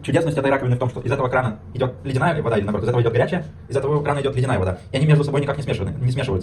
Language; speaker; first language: Russian; native; Russian